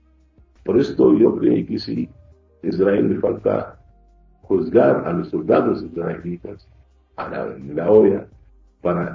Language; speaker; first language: Spanish; non-native, fluent; Arabic